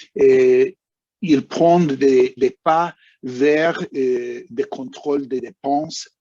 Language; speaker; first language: French; non-native, fluent; English